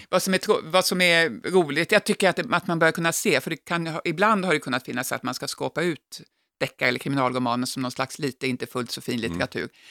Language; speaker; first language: Swedish; native; Swedish